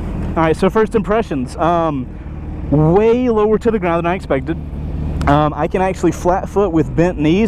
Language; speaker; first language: English; native; English